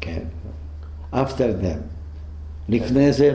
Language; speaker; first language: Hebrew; non-native, fluent; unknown